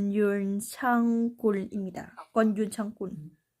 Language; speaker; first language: Korean; non-native, learner; Thai